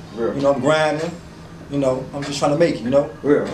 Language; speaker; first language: English; native; English